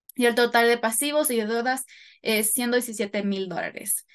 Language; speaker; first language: Spanish; early bilingual, heritage; Spanish